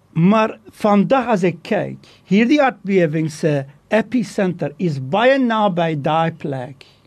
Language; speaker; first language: Afrikaans; non-native, fluent; Turkish